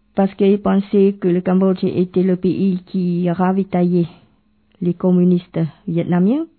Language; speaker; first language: French; non-native, local second language; Khmer